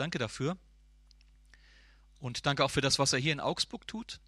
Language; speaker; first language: German; native; German